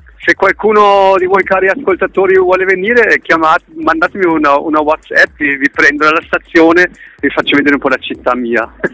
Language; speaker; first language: Italian; early bilingual, heritage; Italian